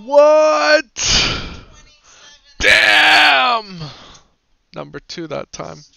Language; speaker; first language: English; native; English